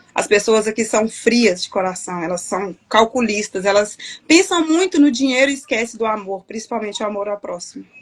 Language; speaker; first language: Portuguese; native; Portuguese